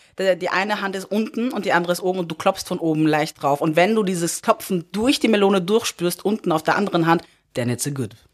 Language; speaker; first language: German; early bilingual, other home language; Persian